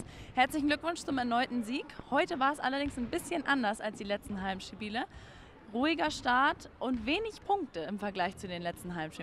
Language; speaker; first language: German; native; German